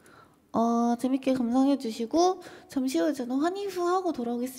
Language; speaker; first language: Korean; native; Korean